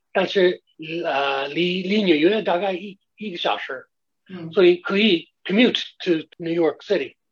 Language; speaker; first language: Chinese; non-native, fluent; English